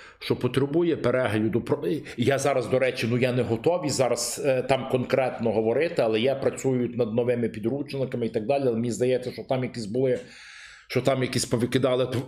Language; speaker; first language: Ukrainian; native; Ukrainian